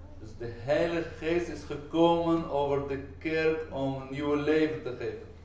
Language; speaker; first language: Dutch; non-native, fluent; Arabic